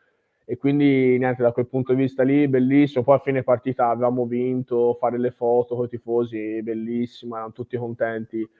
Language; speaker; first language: Italian; native; Italian